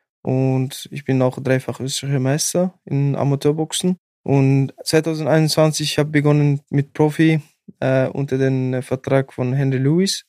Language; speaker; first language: German; non-native, fluent; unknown